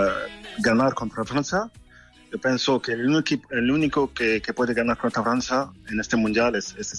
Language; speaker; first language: Spanish; non-native, fluent; French